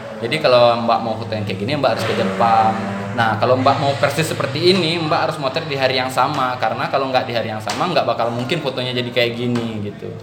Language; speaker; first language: Indonesian; native; Indonesian